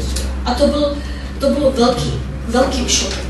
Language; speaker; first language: Czech; non-native, fluent; Korean